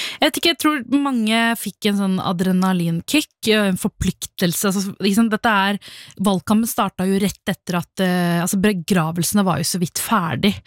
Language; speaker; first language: Norwegian; early bilingual, other home language; Tamil